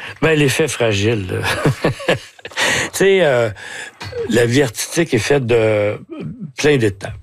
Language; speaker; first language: French; native; French